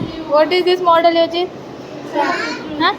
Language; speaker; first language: English; non-native, local second language; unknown